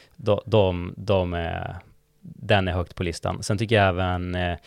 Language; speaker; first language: Swedish; native; Swedish